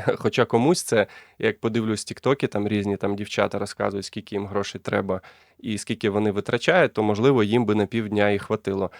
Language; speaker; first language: Ukrainian; non-native, local second language; Russian